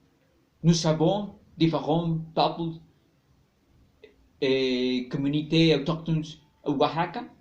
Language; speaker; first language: French; non-native, learner; Spanish